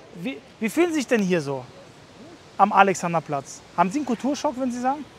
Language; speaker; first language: German; early bilingual, other home language; Russian